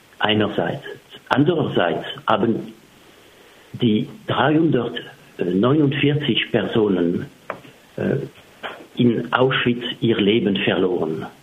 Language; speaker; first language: German; non-native, fluent; French